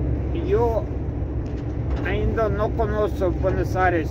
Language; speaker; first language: Spanish; non-native, learner; Russian